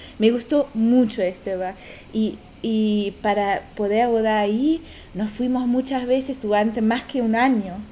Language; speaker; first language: Spanish; non-native, fluent; German